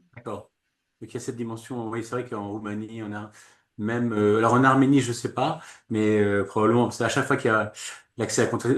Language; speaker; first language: French; native; French